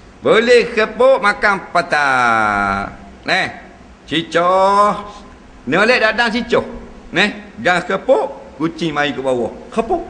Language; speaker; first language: Malay; native; Malay